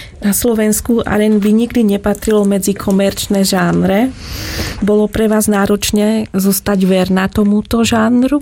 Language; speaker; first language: Slovak; native; Slovak